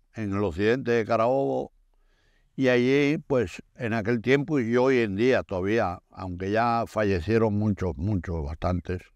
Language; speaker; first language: Spanish; native; Spanish